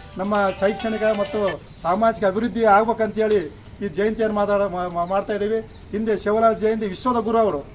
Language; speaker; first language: Kannada; non-native, local second language; Lambadi